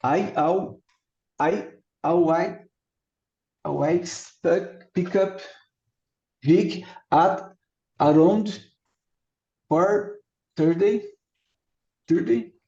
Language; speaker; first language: English; non-native, learner; Portuguese